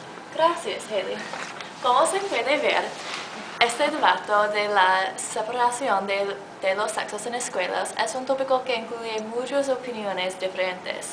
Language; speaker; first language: Spanish; non-native, learner; English